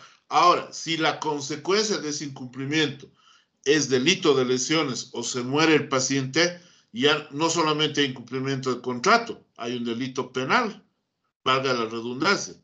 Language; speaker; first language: Spanish; native; Spanish